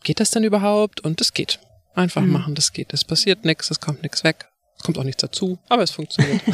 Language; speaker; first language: German; native; German